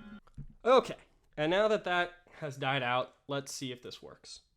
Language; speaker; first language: English; native; English